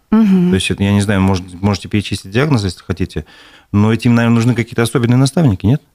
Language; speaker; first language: Russian; native; Russian